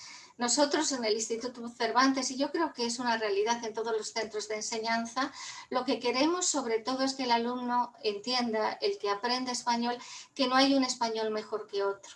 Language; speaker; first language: Spanish; native; Spanish